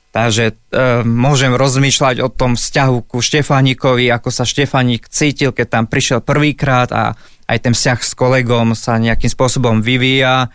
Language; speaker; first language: Slovak; native; Slovak